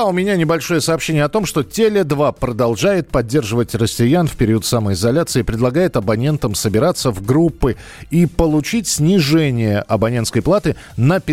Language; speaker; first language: Russian; native; Russian